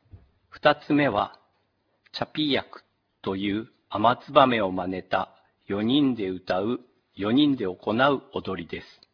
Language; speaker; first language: Japanese; native; Japanese